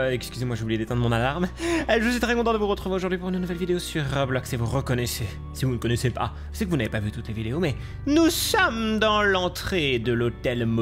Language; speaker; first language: French; native; French